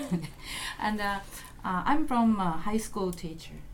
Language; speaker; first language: English; non-native, learner; Japanese